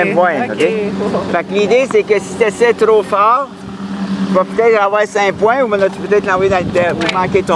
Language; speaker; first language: French; native; French